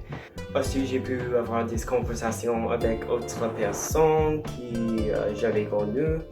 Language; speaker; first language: French; non-native, learner; English